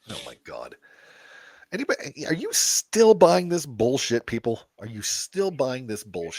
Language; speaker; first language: English; native; English